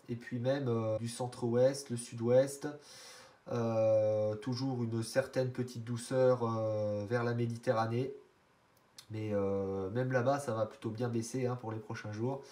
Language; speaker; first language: French; native; French